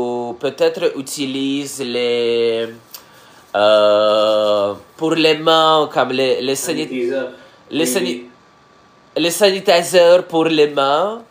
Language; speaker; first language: French; non-native, learner; Russian